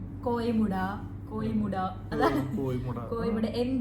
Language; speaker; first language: Malayalam; native; Malayalam